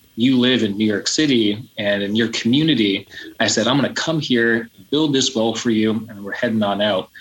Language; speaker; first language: English; native; English